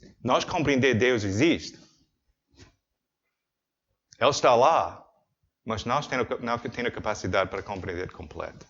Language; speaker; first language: Portuguese; non-native, learner; English